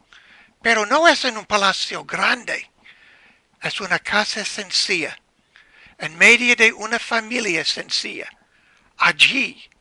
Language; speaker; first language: Spanish; non-native, learner; English